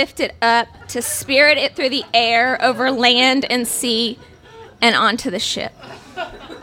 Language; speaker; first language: English; native; English